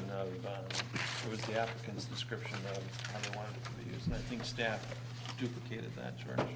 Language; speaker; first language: English; native; English